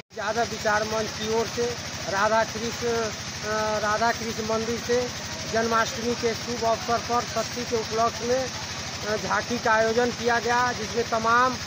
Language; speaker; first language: Hindi; native; Hindi